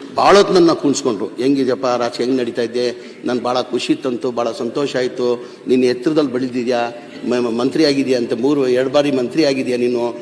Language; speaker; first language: Kannada; non-native, local second language; Urdu